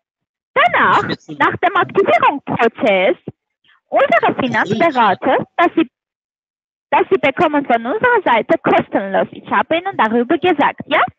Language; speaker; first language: German; non-native, learner; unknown